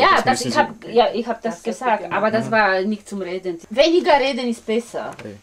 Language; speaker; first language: German; non-native, learner; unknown